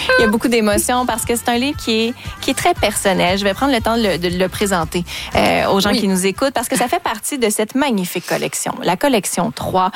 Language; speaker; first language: French; native; French